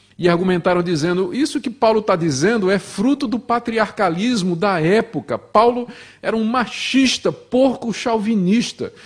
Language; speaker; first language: Portuguese; native; Portuguese